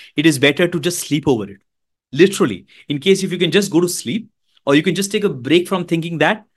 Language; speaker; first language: English; non-native, local second language; Hindi